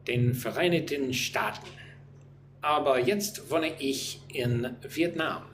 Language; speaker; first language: German; non-native, learner; English